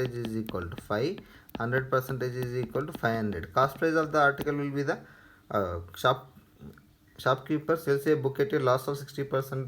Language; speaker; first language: English; non-native, local second language; Telugu